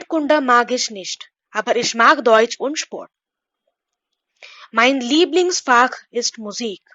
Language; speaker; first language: German; non-native, fluent; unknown